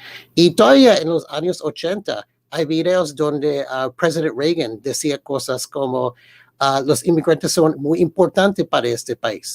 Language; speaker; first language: Spanish; early bilingual, heritage; Spanish